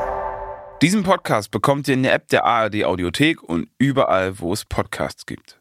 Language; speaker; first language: German; native; German